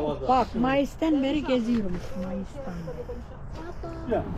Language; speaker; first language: Turkish; native; Turkish